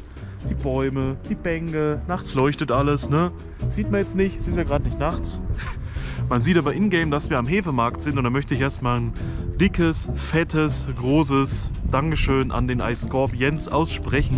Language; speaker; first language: German; native; German